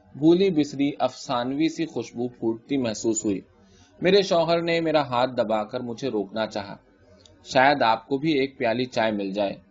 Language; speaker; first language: Urdu; native; Urdu